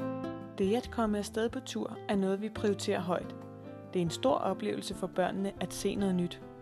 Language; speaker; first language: Danish; native; Danish